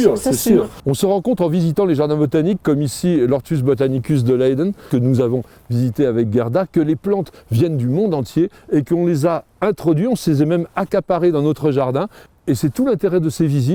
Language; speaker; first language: French; native; French